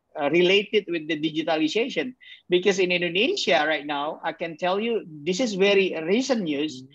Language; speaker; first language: English; non-native, fluent; Indonesian